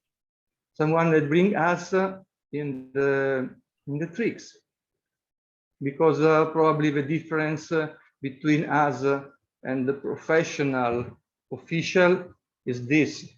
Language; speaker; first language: English; non-native, fluent; Italian